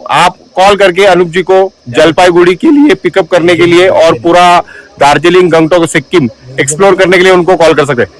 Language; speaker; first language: Hindi; non-native, local second language; Marathi